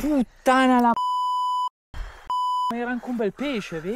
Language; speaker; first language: Italian; native; Italian